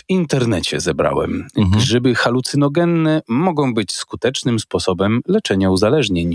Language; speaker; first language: Polish; native; Polish